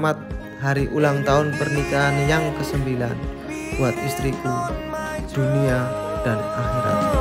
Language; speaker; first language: Indonesian; native; Indonesian